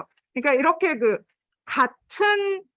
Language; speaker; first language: Korean; native; Korean